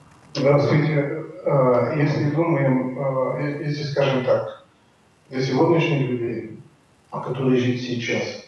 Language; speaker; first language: Russian; non-native, learner; Bulgarian